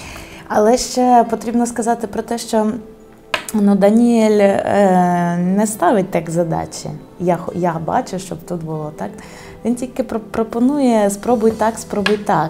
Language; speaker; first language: Ukrainian; native; Ukrainian